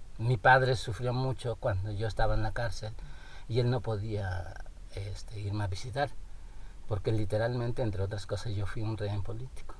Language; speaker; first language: Spanish; non-native, local second language; Nahuatl languages